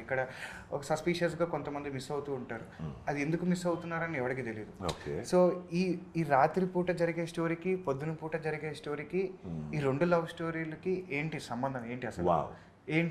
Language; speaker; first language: Telugu; native; Telugu